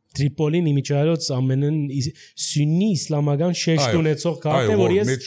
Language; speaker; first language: Armenian; early bilingual, heritage; Armenian